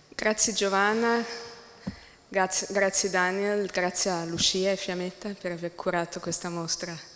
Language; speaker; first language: Italian; non-native, learner; English